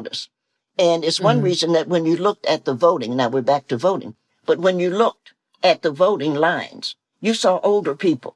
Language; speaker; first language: English; native; English